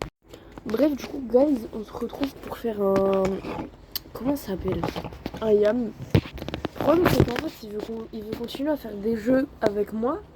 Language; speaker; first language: French; native; French